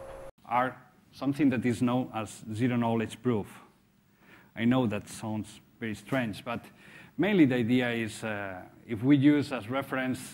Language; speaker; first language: English; non-native, fluent; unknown